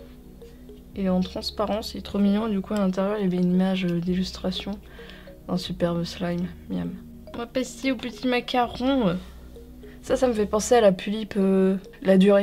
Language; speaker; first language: French; native; French